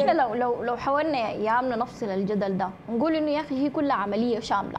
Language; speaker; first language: Arabic; native; Arabic